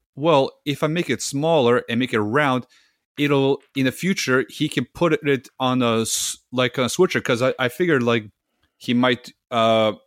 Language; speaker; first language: English; non-native, fluent; Serbian